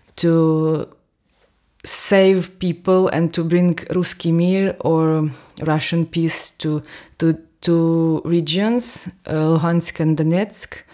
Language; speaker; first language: English; non-native, fluent; Ukrainian